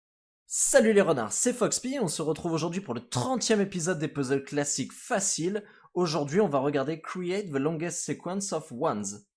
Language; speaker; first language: French; native; French